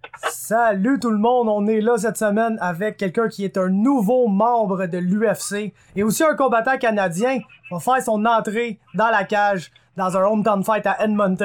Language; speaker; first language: French; native; French